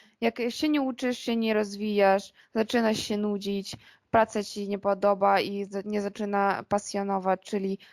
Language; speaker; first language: Polish; non-native, fluent; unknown